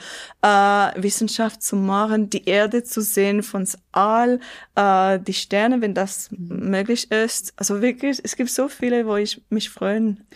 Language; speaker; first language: German; non-native, local second language; French